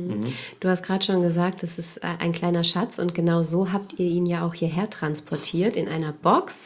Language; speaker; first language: German; native; German